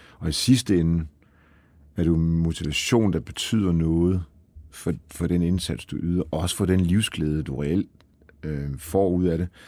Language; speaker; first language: Danish; early bilingual, other home language; Polish